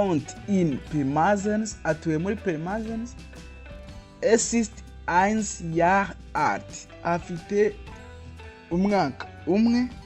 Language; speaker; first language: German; non-native, fluent; Kinyarwanda